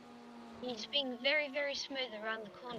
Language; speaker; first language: English; native; English